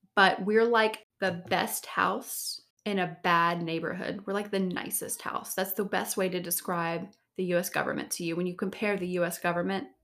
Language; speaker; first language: English; native; English